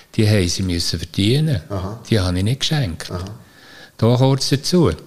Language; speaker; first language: German; native; German